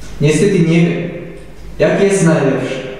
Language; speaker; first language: Polish; non-native, learner; Japanese